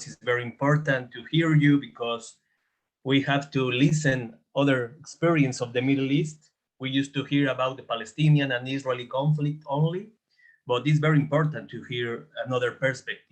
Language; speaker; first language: English; non-native, fluent; Spanish